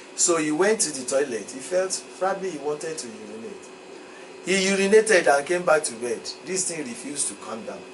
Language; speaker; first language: English; non-native, local second language; Yoruba